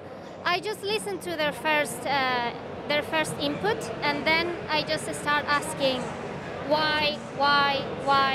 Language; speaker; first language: English; non-native, fluent; Spanish